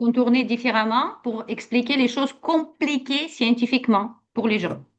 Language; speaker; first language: French; non-native, fluent; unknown